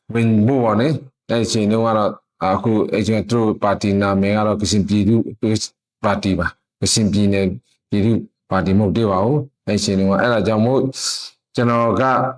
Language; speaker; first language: Burmese; non-native, local second language; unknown